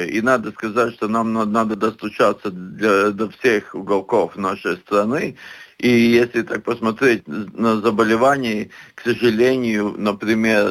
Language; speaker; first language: Russian; non-native, local second language; Latvian